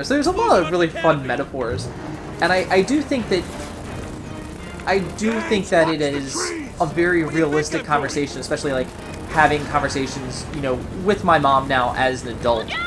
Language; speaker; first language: English; native; English